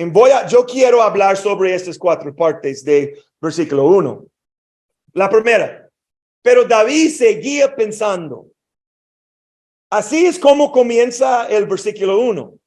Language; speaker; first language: Spanish; non-native, fluent; English